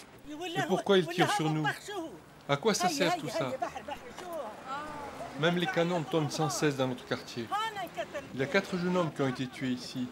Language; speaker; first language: French; native; French